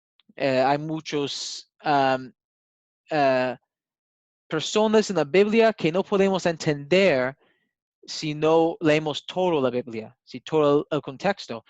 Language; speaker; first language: Spanish; non-native, learner; English